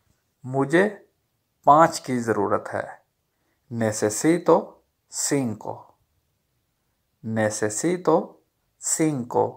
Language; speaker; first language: Spanish; non-native, learner; Urdu